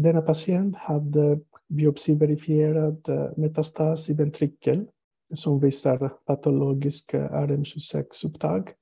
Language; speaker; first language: Swedish; non-native, fluent; Greek